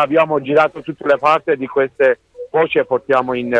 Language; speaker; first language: Italian; non-native, learner; Kurdish